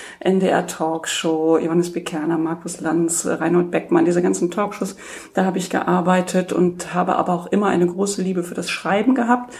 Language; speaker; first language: German; native; German